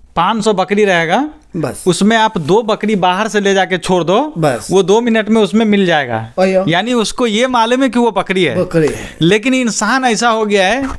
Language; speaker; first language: Hindi; native; Hindi